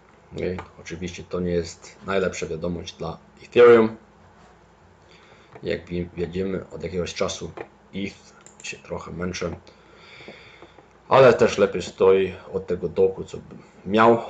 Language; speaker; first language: Polish; early bilingual, heritage; Polish